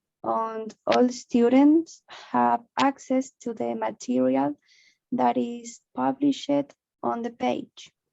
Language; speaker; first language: English; non-native, learner; Spanish